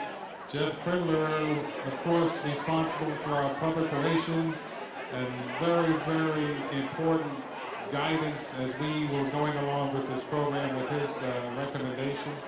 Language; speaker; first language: English; native; English